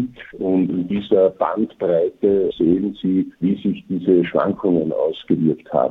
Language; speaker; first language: German; native; German